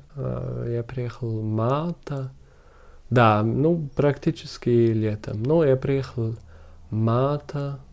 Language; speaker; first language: Russian; non-native, fluent; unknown